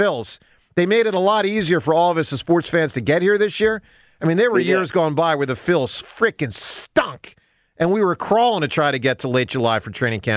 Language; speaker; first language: English; native; English